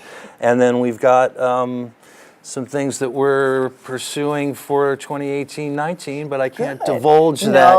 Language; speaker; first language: English; early bilingual, other home language; German